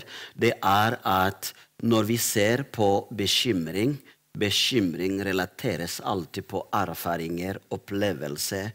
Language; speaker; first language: Norwegian; non-native, fluent; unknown